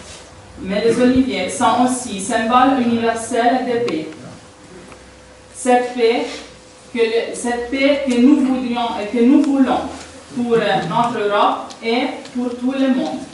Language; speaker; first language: French; non-native, fluent; Italian